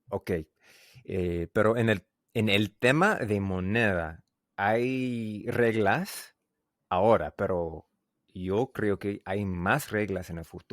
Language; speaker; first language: Spanish; non-native, learner; English